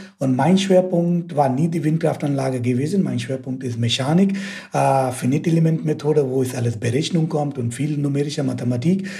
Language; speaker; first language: German; non-native, fluent; Hindi